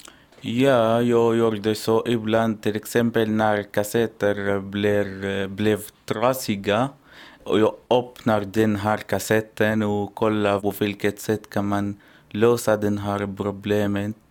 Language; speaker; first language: Swedish; non-native, learner; Arabic